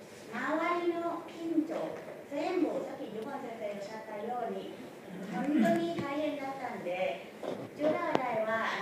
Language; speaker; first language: Japanese; non-native, fluent; Thai